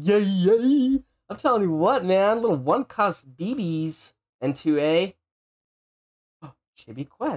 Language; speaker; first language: English; native; English